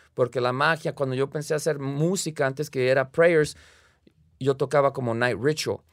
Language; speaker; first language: Spanish; early bilingual, heritage; Spanish